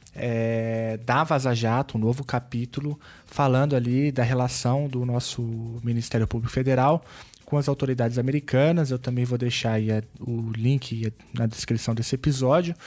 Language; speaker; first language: Portuguese; native; Portuguese